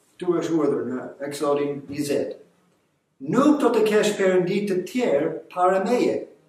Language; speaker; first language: Albanian; non-native, fluent; English